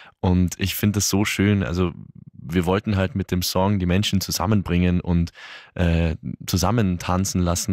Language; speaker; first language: German; early bilingual, other home language; Hungarian